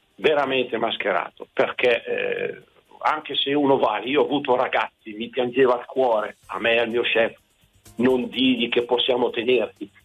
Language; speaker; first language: Italian; native; Italian